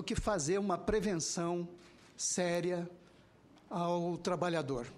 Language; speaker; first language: Portuguese; native; Portuguese